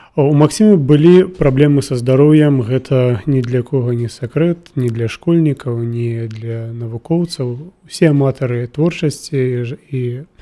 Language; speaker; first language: Belarusian; native; Belarusian